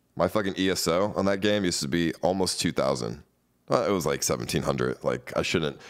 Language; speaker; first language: English; native; English